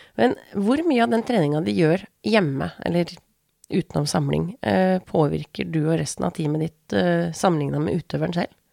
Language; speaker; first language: Norwegian; native; Norwegian